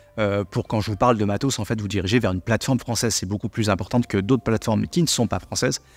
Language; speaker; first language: French; native; French